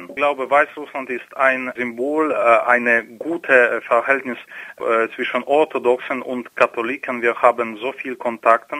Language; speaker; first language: German; non-native, learner; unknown